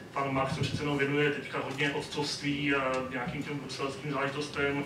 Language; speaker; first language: Czech; native; Czech